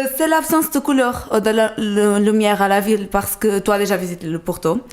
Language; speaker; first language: French; non-native, learner; Portuguese